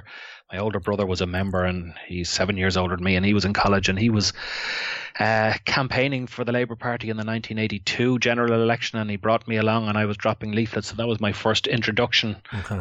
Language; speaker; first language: English; native; English